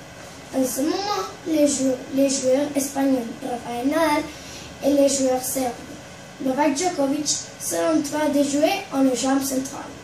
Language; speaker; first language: French; non-native, learner; Spanish